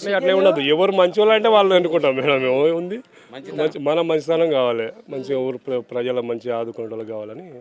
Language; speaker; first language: Telugu; native; Telugu